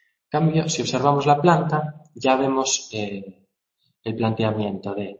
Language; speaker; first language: Spanish; native; Spanish